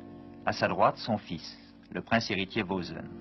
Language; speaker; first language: French; native; French